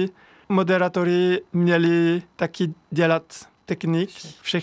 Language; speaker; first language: Czech; non-native, learner; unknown